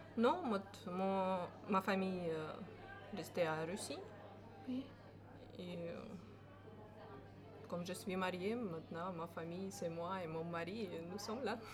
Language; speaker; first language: French; non-native, learner; Russian